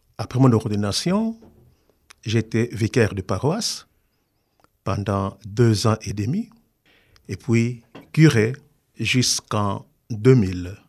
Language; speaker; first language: French; non-native, local second language; Kongo